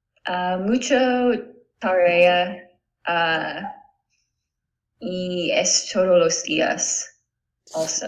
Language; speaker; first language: Spanish; non-native, learner; English